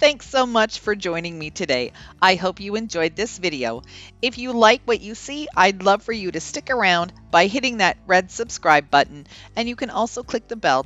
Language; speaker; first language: English; native; English